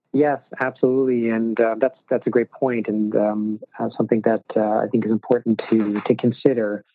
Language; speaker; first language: English; native; English